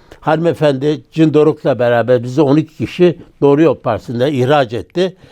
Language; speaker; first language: Turkish; native; Turkish